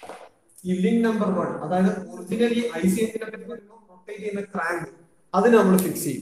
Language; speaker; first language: English; non-native, local second language; Malayalam